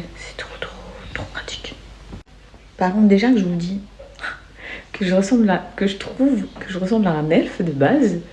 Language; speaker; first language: French; native; French